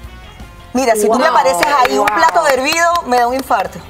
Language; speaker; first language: Spanish; native; Spanish